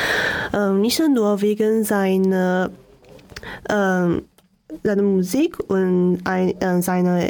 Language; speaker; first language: German; non-native, learner; Chinese